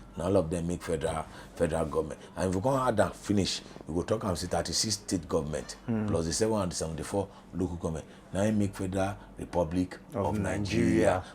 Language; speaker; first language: Nigerian Pidgin; non-native, local second language; Yoruba